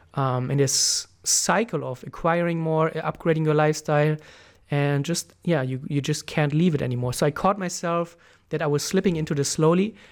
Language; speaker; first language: English; non-native, fluent; German